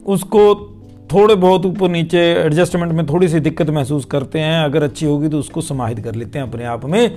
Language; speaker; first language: Hindi; native; Hindi